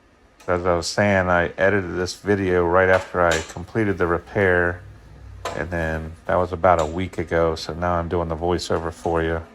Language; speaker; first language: English; native; English